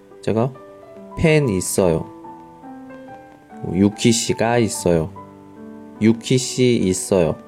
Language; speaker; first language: Korean; non-native, fluent; Chinese